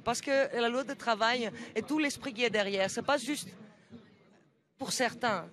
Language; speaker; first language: French; non-native, fluent; Greek